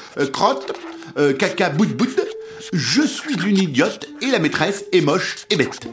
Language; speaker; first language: French; native; French